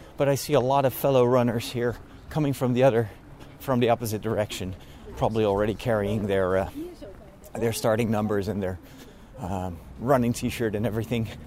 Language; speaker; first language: English; non-native, fluent; Dutch